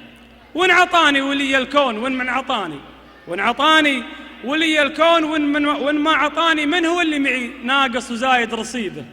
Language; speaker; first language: Arabic; native; Arabic